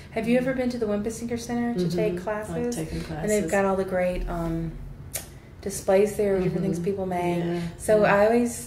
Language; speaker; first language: English; native; English